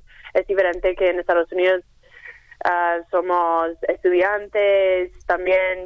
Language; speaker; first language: Spanish; non-native, fluent; English